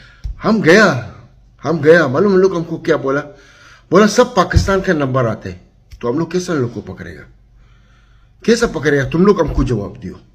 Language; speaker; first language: Hindi; non-native, learner; Arabic